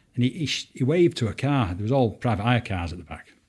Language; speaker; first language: English; native; English